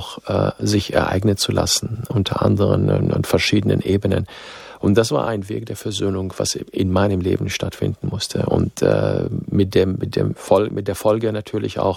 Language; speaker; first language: German; non-native, fluent; Arabic